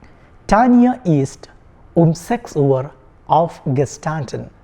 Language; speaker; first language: German; non-native, fluent; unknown